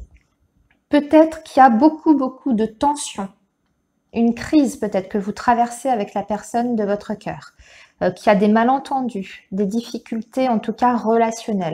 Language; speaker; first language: French; native; French